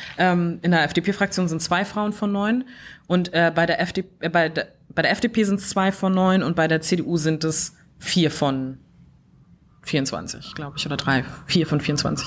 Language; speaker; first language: German; early bilingual, other home language; French